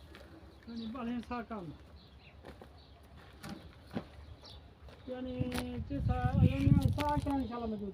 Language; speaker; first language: Arabic; non-native, learner; Punjabi